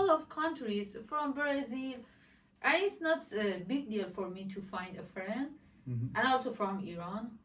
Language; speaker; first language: English; non-native, learner; Persian